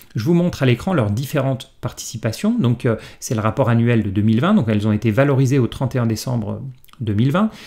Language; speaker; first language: French; native; French